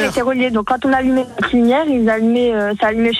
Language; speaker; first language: French; native; French